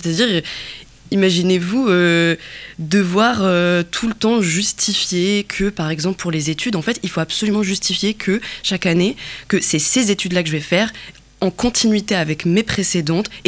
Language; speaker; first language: French; non-native, local second language; Arabic